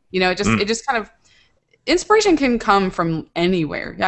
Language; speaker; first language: English; native; English